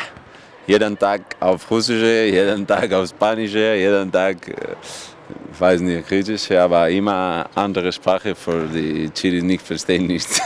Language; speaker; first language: German; non-native, learner; Russian